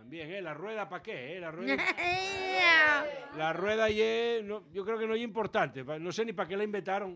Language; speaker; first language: Spanish; native; Spanish